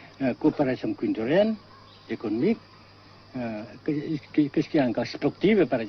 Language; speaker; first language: French; non-native, fluent; Vietnamese